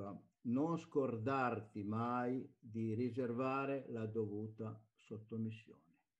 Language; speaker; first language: Italian; native; Italian